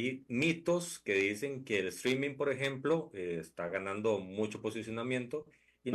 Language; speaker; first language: Spanish; native; Spanish